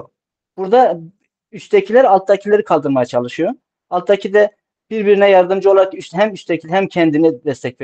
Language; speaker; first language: Turkish; native; Turkish